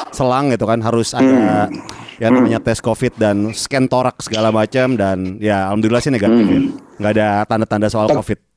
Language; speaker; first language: Indonesian; native; Indonesian